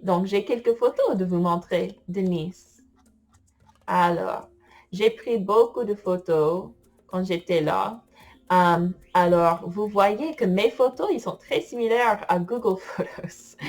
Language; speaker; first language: French; non-native, fluent; English